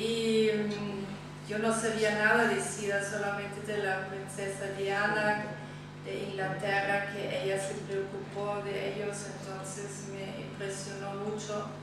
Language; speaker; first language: Spanish; non-native, fluent; German